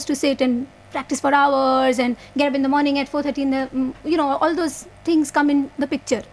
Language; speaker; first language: English; non-native, local second language; Hindi